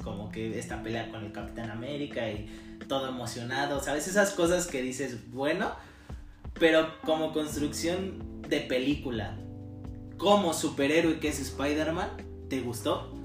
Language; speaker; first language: Spanish; native; Spanish